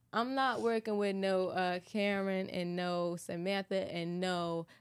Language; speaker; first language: English; native; English